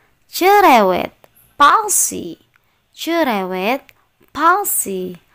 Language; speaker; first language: English; non-native, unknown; Indonesian